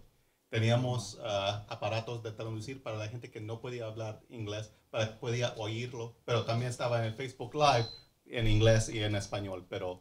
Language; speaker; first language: Spanish; early bilingual, heritage; English